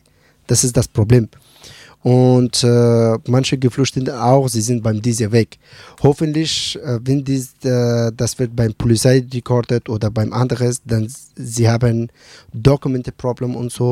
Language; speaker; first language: German; non-native, learner; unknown